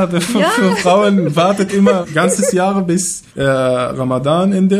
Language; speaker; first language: German; non-native, learner; Arabic